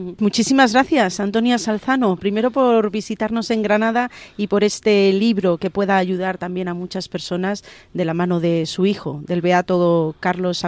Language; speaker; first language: Spanish; native; Spanish